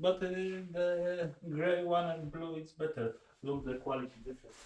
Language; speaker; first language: English; non-native, learner; Polish